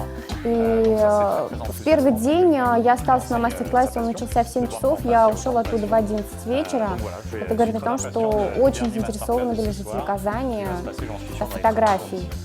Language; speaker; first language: Russian; native; Russian